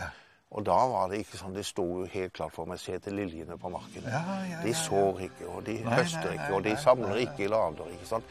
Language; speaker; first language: Norwegian; native; Norwegian